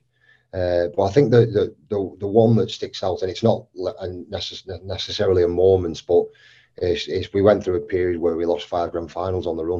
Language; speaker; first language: English; native; English